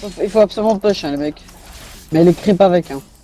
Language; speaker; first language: French; native; French